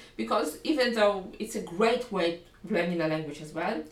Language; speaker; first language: English; non-native, fluent; Polish